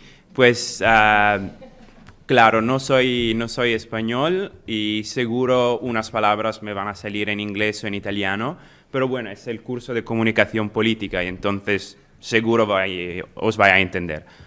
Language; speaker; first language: Spanish; non-native, fluent; Italian